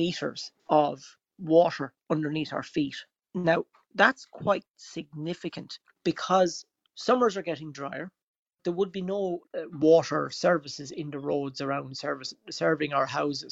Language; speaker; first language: English; native; English